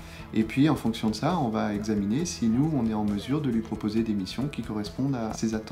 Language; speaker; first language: French; native; French